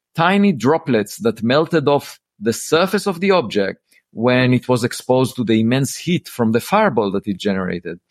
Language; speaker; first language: English; non-native, fluent; Hebrew